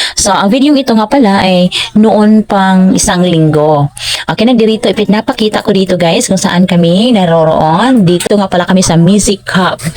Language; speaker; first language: Filipino; non-native, local second language; Cebuano